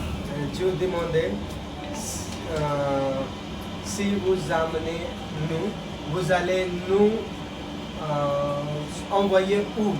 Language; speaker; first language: French; non-native, learner; Hindi